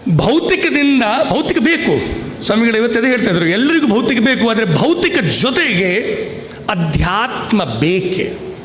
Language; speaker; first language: Kannada; non-native, fluent; Hindi